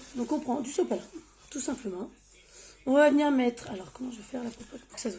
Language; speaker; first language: French; native; French